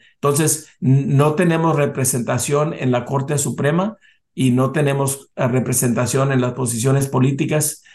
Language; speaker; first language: Spanish; early bilingual, heritage; Spanish